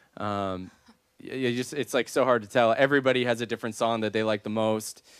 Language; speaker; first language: English; native; English